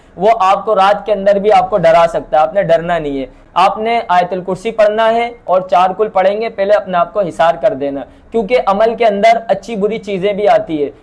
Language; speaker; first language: Urdu; non-native, local second language; Bangla